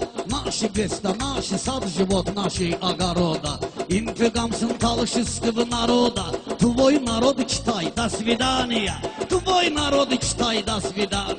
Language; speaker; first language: Russian; non-native, learner; Talysh